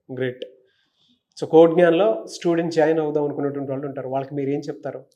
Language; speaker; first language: Telugu; native; Telugu